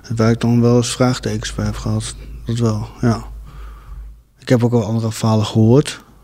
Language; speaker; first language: Dutch; early bilingual, other home language; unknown